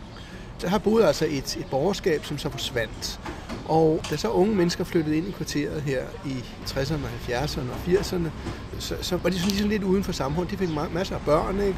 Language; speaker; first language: Danish; native; Danish